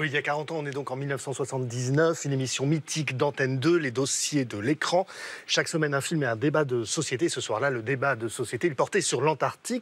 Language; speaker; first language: French; native; French